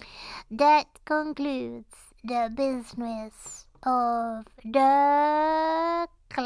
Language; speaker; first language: English; native; English